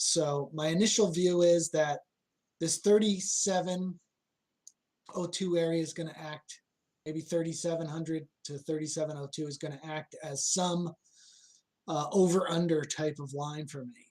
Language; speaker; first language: English; native; English